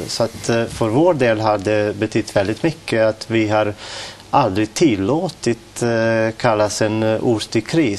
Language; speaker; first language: Swedish; non-native, fluent; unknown